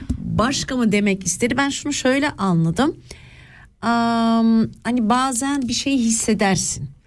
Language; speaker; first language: Turkish; early bilingual, other home language; Swiss German